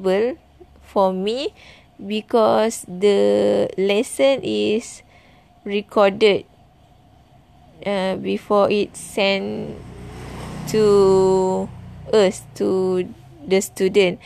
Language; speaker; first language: English; non-native, learner; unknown